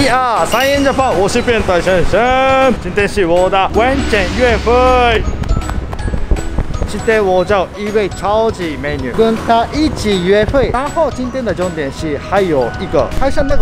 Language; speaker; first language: Chinese; non-native, fluent; Japanese